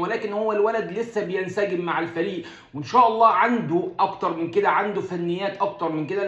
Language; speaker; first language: Arabic; native; Arabic